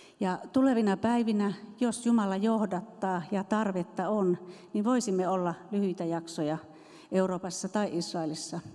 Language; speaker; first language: Finnish; native; Finnish